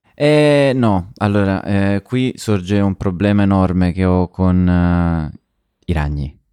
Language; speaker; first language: Italian; native; Italian